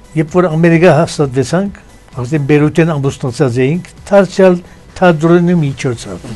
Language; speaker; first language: Armenian; early bilingual, heritage; Armenian